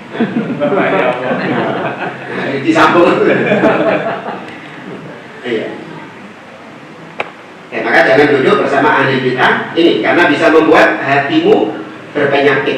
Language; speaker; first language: Indonesian; native; Indonesian